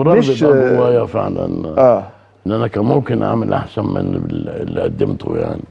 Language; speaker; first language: Arabic; native; Arabic